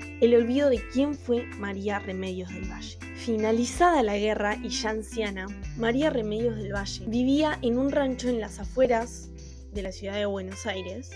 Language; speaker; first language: Spanish; native; Spanish